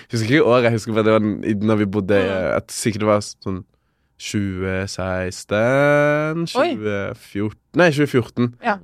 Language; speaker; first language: Norwegian; early bilingual, other home language; Kinyarwanda